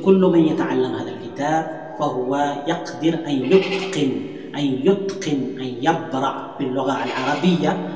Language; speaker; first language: Arabic; non-native, fluent; Urdu